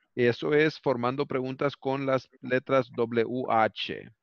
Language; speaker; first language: Spanish; early bilingual, heritage; Spanish